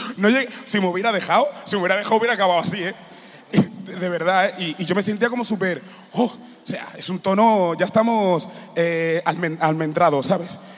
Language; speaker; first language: Spanish; early bilingual, other home language; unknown